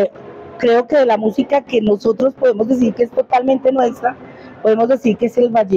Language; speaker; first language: Spanish; native; Spanish